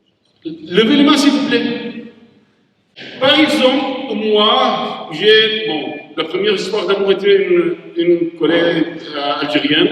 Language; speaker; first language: French; non-native, learner; Arabic